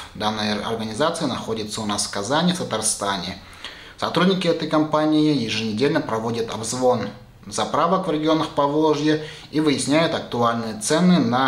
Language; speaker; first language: Russian; native; Russian